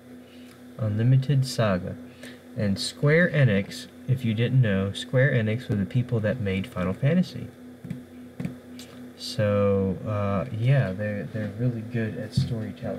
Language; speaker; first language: English; native; English